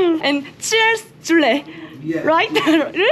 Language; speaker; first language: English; non-native, learner; Korean